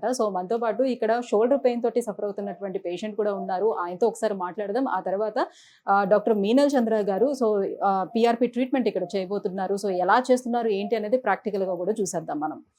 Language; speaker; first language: Telugu; native; Telugu